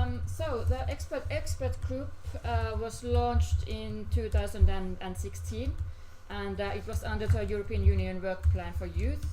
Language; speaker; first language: English; non-native, fluent; Finnish